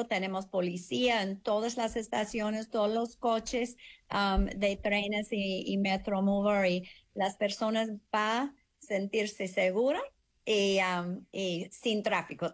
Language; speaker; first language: Spanish; non-native, fluent; English